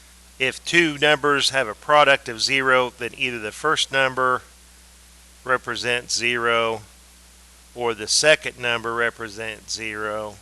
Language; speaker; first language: English; native; English